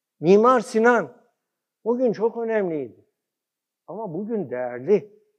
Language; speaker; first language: Turkish; early bilingual, heritage; Turkish